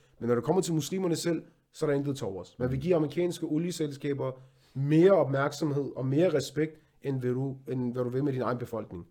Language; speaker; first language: Danish; early bilingual, other home language; Arabic